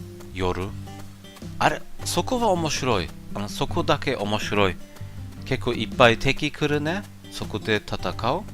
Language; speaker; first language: Japanese; non-native, learner; German